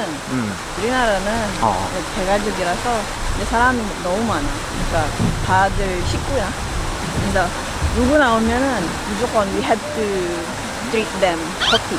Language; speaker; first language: Korean; non-native, fluent; Filipino